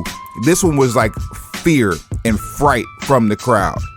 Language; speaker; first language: English; native; English